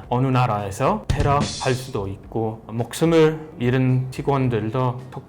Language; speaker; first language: Korean; non-native, fluent; English